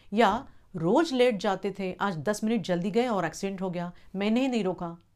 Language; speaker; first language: Hindi; non-native, local second language; Marathi